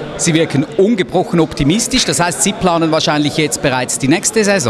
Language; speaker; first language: German; native; German